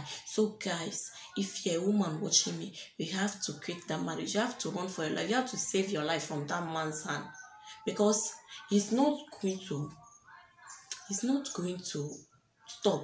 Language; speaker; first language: English; non-native, local second language; French